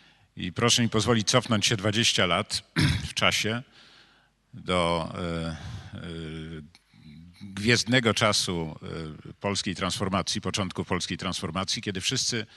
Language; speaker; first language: Polish; native; Polish